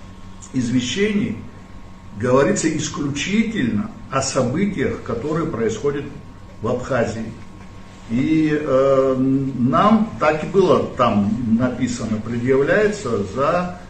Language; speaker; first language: Russian; non-native, local second language; Abkhazian